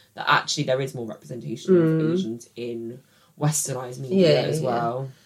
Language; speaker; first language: English; native; English